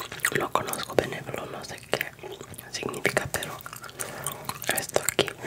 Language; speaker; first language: Spanish; non-native, fluent; English